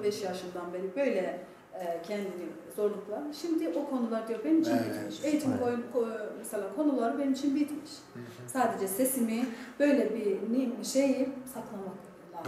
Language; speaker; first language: Turkish; non-native, fluent; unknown